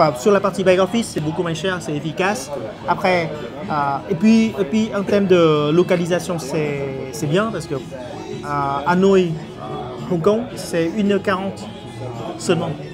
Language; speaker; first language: French; non-native, fluent; Vietnamese